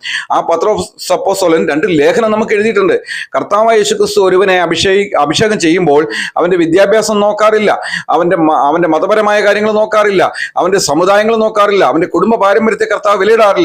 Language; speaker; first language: Malayalam; native; Malayalam